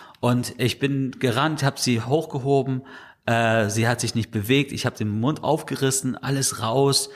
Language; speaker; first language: German; non-native, fluent; English